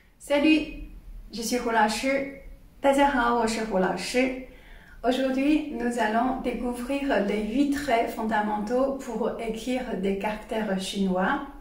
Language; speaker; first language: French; non-native, fluent; Chinese